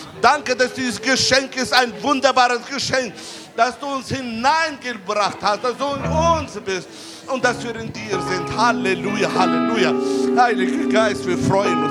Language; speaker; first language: German; non-native, fluent; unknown